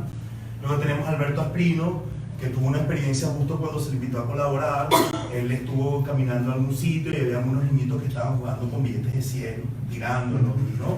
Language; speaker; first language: Spanish; native; Spanish